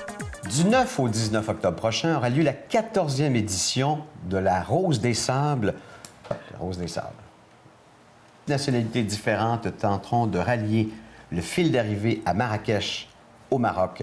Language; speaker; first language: French; native; French